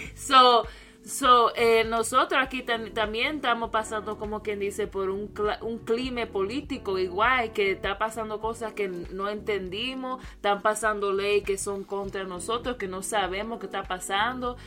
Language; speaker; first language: Spanish; early bilingual, other home language; English